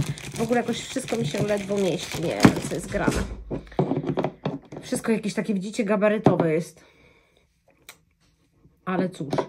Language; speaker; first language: Polish; native; Polish